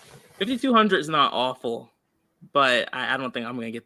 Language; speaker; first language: English; native; English